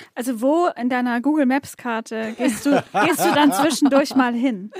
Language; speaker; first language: German; native; German